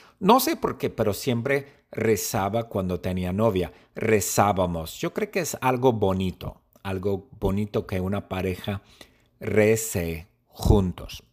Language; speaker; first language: Spanish; non-native, learner; English